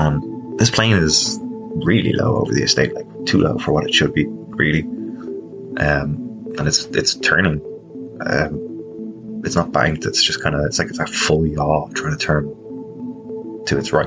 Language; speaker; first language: English; native; English